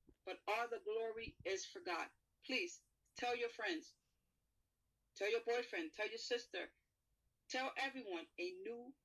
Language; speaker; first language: English; non-native, fluent; Spanish